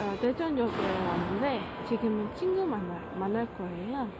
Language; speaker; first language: Korean; non-native, fluent; Dutch